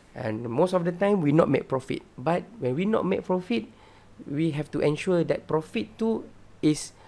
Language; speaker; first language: English; non-native, local second language; Malay